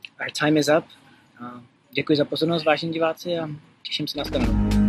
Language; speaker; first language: Czech; native; Czech